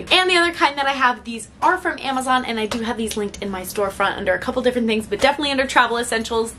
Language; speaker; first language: English; native; English